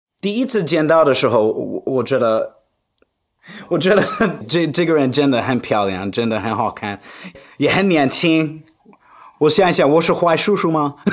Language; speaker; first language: Chinese; non-native, fluent; English